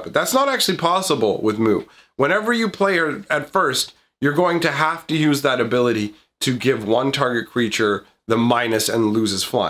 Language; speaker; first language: English; native; English